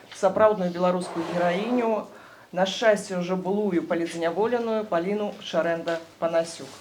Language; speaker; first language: Belarusian; non-native, local second language; Russian